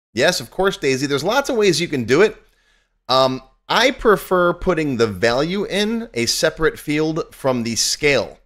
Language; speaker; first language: English; native; English